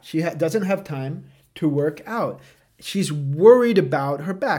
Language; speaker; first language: English; native; English